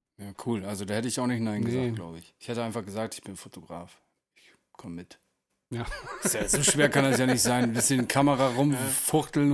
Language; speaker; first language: German; native; German